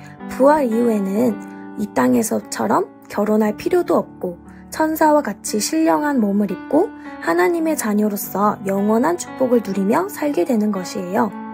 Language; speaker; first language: Korean; native; Korean